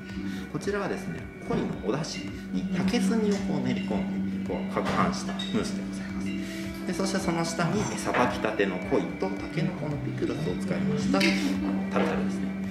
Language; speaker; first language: Japanese; native; Japanese